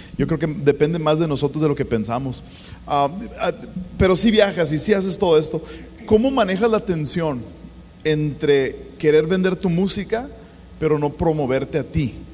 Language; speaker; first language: Spanish; native; Spanish